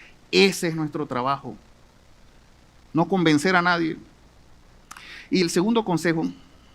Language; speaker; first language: Spanish; native; Spanish